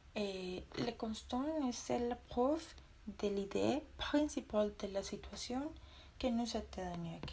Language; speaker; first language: French; non-native, learner; Spanish